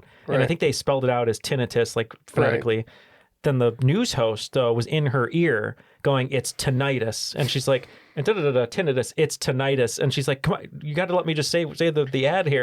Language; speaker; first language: English; native; English